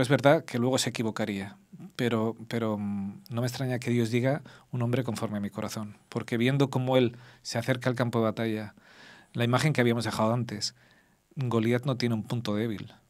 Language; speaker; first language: Spanish; native; Spanish